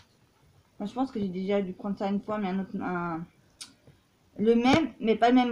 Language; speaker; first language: French; native; French